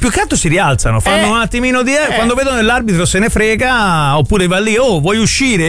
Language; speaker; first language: Italian; native; Italian